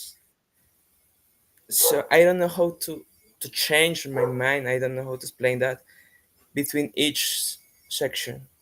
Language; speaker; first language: English; non-native, fluent; Spanish